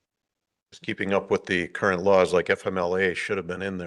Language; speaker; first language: English; native; English